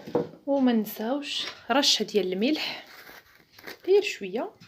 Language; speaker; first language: Arabic; native; Arabic